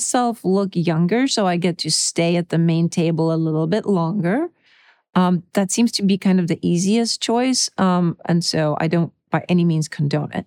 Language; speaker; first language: English; early bilingual, other home language; Czech